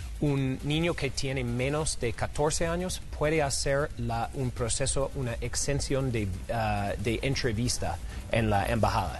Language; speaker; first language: Spanish; non-native, fluent; English